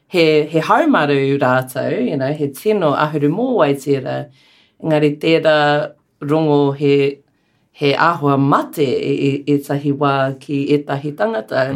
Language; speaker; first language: Māori; non-native, local second language; English